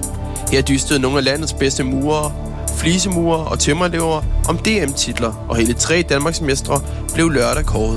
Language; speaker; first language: Danish; native; Danish